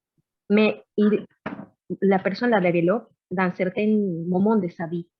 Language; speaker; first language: French; non-native, learner; Spanish